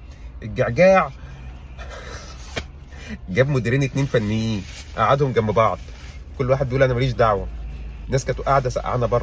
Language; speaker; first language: Arabic; native; Arabic